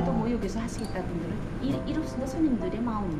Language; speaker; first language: Korean; native; Korean